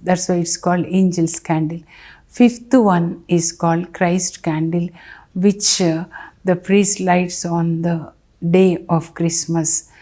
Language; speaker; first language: English; non-native, local second language; Telugu